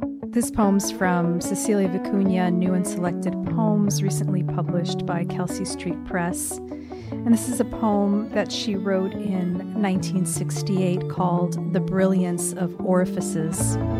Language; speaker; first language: English; early bilingual, other home language; Spanish